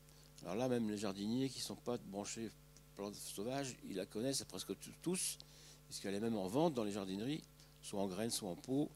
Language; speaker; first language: French; native; French